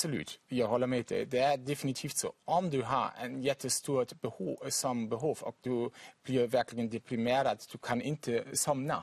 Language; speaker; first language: Swedish; non-native, fluent; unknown